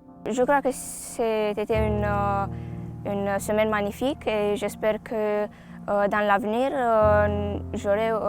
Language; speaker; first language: French; non-native, fluent; Romanian